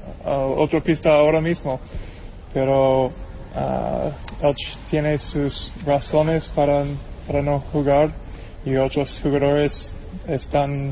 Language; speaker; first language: Spanish; non-native, fluent; English